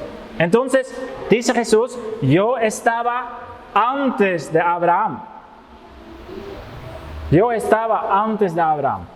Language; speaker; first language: Spanish; non-native, fluent; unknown